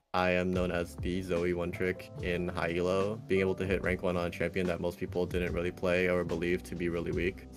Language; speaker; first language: English; native; English